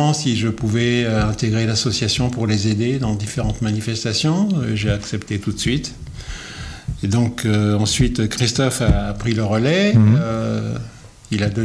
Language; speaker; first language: French; native; French